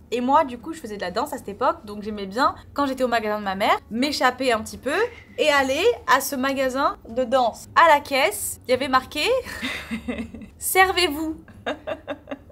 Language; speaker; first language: French; early bilingual, other home language; Portuguese